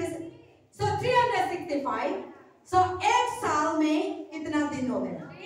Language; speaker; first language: Hindi; non-native, local second language; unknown